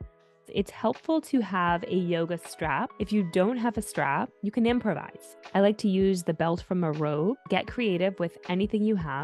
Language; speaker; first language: English; native; English